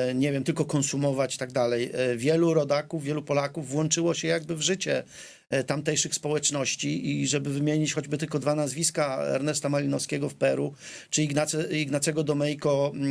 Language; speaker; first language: Polish; native; Polish